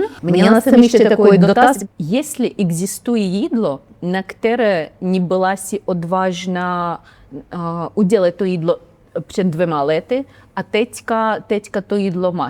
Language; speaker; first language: Czech; non-native, learner; Ukrainian